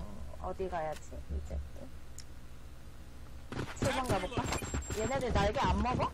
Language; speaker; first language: Korean; native; Korean